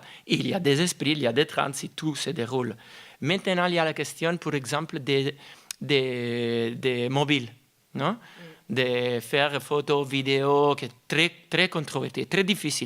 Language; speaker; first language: French; non-native, fluent; Italian